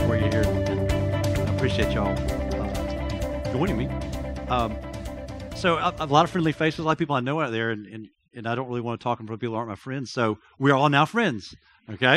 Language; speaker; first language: English; native; English